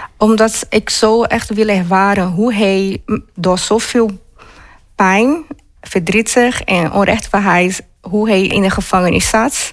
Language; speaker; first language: Dutch; non-native, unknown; Portuguese